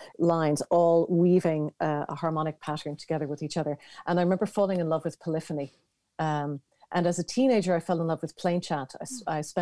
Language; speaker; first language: English; native; English